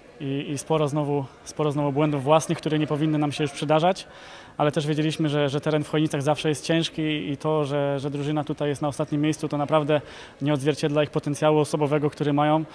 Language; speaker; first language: Polish; native; Polish